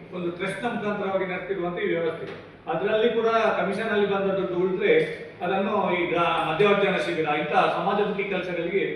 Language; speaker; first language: Kannada; native; Kannada